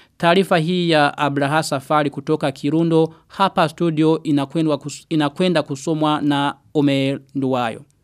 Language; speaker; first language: Swahili; non-native, local second language; Rundi